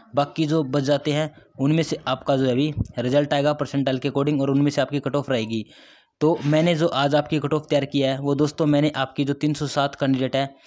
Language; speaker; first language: Hindi; native; Hindi